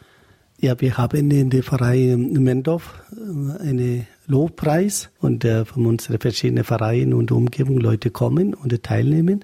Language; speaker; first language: German; non-native, learner; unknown